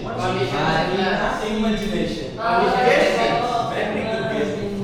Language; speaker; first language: English; non-native, learner; Indonesian